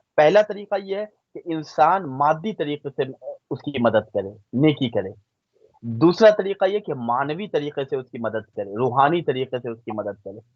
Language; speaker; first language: Urdu; native; Urdu